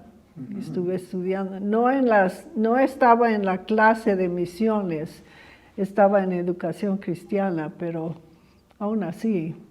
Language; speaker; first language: Spanish; early bilingual, other home language; English